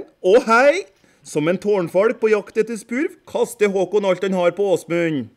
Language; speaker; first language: Norwegian; native; Norwegian